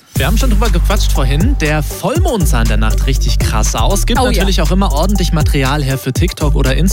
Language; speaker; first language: German; native; German